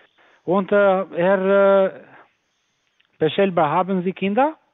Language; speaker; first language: German; non-native, fluent; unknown